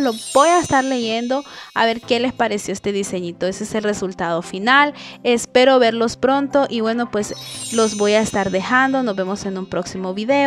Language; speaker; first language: Spanish; native; Spanish